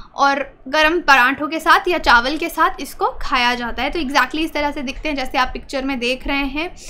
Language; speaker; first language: Hindi; native; Hindi